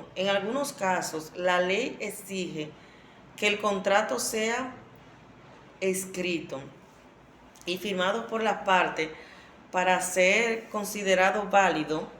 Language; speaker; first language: Spanish; native; Spanish